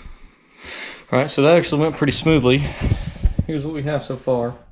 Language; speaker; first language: English; native; English